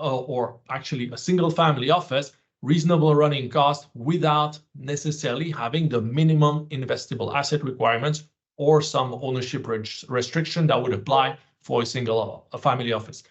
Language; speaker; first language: English; non-native, fluent; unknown